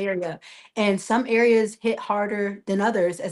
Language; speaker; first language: English; native; English